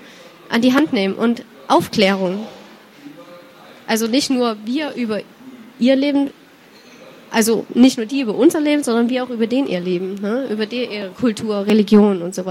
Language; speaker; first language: German; native; German